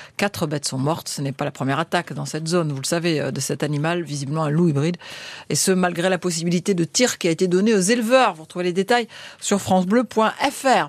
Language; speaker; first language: French; native; French